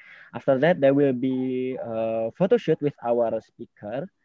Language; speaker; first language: English; non-native, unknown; Indonesian